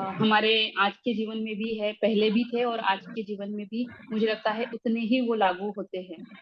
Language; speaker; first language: Hindi; non-native, local second language; Marathi